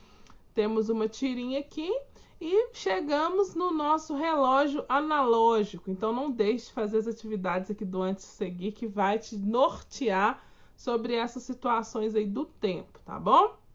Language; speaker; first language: Portuguese; native; Portuguese